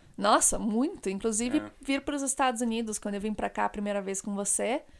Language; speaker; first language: Portuguese; native; Portuguese